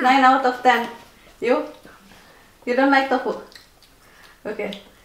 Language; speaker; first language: English; non-native, fluent; Indonesian